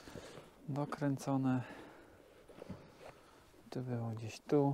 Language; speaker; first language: Polish; native; Polish